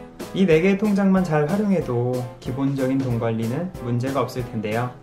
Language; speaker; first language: Korean; native; Korean